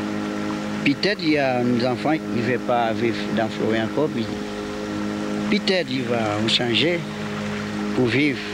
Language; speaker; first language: French; non-native, local second language; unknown